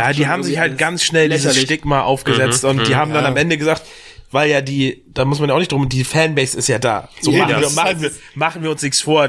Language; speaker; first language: German; native; German